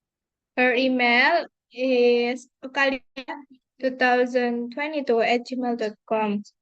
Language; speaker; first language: English; non-native, fluent; Indonesian